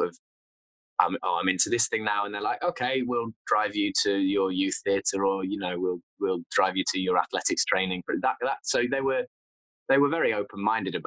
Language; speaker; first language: English; native; English